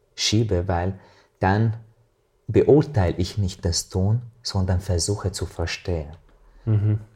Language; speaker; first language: German; non-native, fluent; Arabic